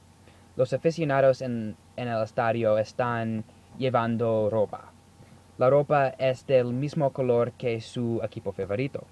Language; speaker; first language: Spanish; non-native, learner; English